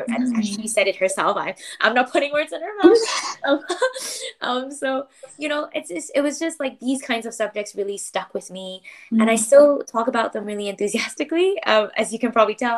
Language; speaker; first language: English; non-native, local second language; Chinese